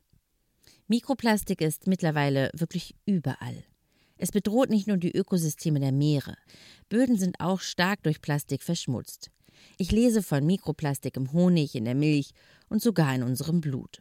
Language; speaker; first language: German; native; German